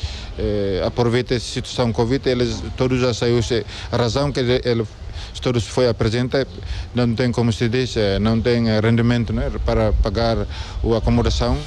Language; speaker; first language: Portuguese; non-native, local second language; Tetum